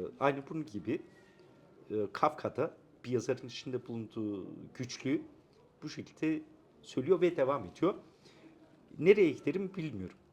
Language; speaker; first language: Turkish; non-native, local second language; Kurdish